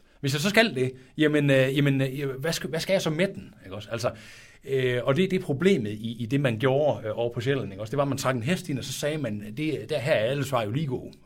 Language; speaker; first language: Danish; native; Danish